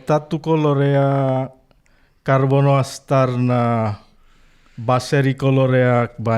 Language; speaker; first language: Basque; non-native, learner; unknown